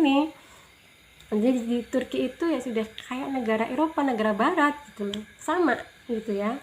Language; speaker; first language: Indonesian; native; Indonesian